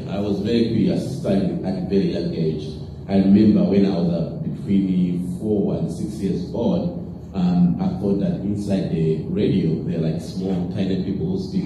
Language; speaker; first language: English; non-native, local second language; Nyanja